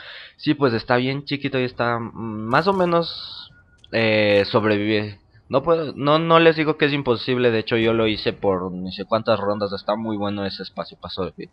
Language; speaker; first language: Spanish; native; Spanish